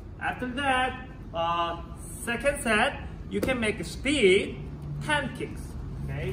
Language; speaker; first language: English; non-native, learner; Korean